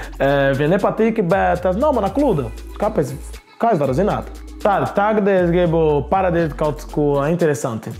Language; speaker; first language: Latvian; non-native, learner; Portuguese